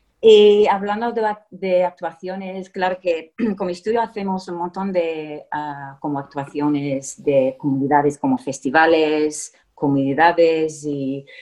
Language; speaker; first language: Spanish; non-native, fluent; English